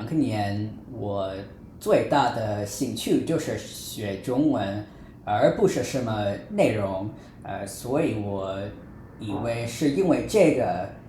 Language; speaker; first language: Chinese; non-native, fluent; English